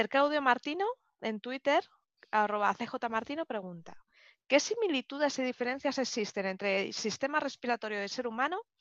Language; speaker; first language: Spanish; native; Spanish